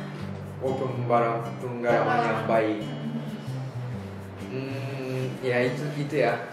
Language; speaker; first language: Indonesian; non-native, learner; Japanese